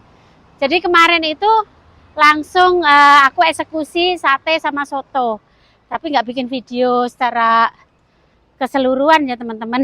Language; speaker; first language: Indonesian; native; Indonesian